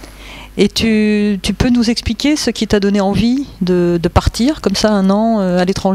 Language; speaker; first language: French; native; French